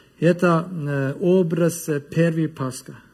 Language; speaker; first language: Russian; non-native, learner; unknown